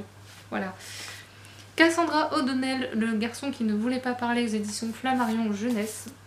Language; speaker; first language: French; native; French